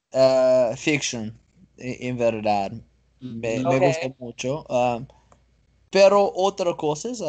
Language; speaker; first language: Spanish; non-native, learner; English